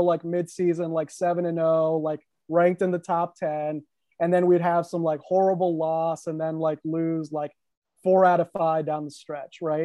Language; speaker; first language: English; native; English